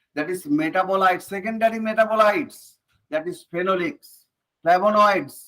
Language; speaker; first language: English; non-native, local second language; Bangla